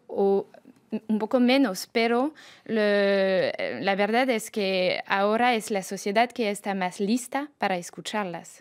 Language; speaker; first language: Spanish; non-native, fluent; French